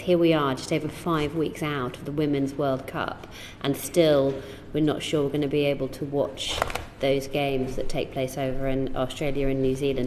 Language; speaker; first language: English; native; English